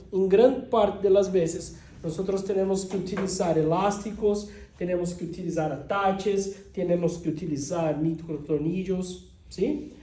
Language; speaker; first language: Spanish; non-native, fluent; Portuguese